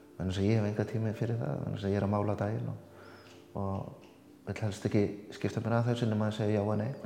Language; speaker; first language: Icelandic; early bilingual, other home language; Indonesian